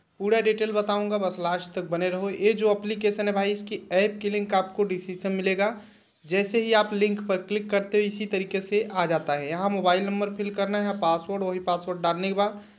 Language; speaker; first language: Hindi; native; Hindi